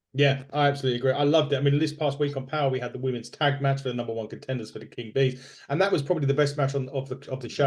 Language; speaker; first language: English; native; English